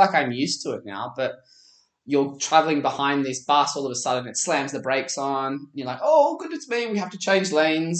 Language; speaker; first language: English; native; English